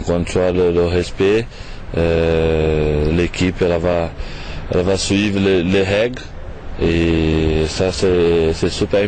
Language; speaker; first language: French; non-native, fluent; Portuguese